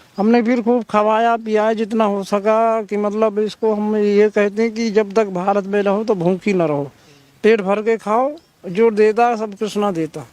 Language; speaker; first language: Hindi; native; Hindi